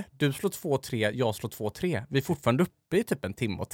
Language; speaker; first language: Swedish; native; Swedish